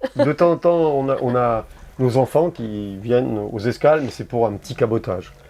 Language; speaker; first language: French; native; French